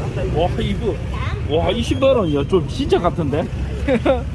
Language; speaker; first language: Korean; native; Korean